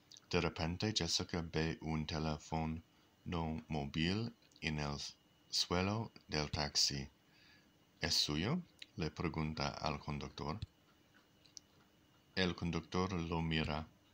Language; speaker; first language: Spanish; non-native, learner; English